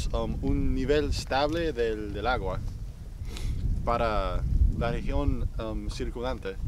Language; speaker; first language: Spanish; non-native, fluent; English